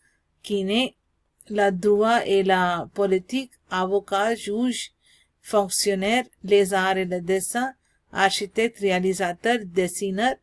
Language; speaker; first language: French; non-native, learner; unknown